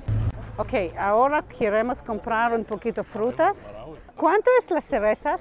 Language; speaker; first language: Spanish; non-native, learner; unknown